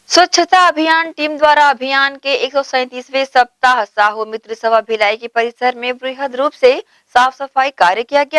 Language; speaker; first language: Hindi; native; Hindi